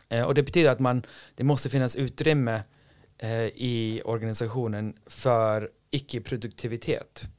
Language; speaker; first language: Swedish; non-native, fluent; English